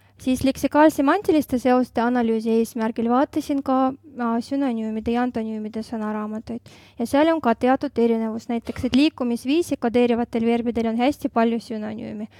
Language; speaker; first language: Estonian; non-native, local second language; Russian